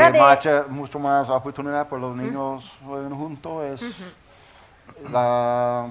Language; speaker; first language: Spanish; non-native, learner; English